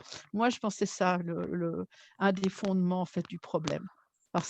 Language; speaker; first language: French; native; French